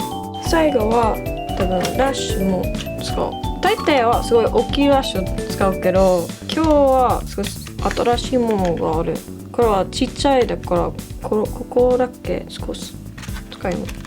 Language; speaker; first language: Japanese; non-native, learner; English